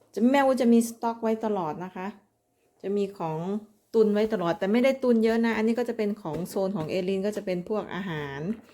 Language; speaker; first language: Thai; native; Thai